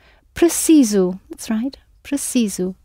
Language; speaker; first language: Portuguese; non-native, fluent; English